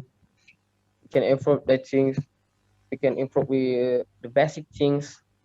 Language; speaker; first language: English; non-native, learner; Indonesian